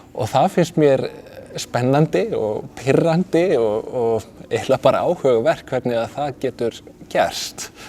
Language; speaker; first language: Icelandic; non-native, fluent; Danish